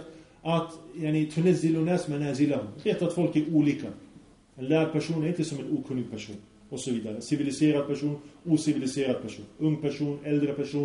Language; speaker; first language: Swedish; early bilingual, other home language; Arabic